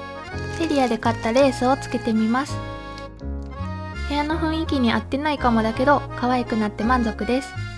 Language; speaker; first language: Japanese; native; Japanese